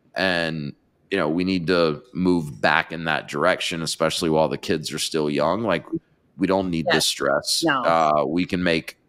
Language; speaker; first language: English; native; English